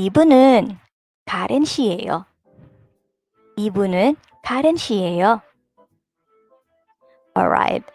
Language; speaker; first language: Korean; non-native, fluent; Filipino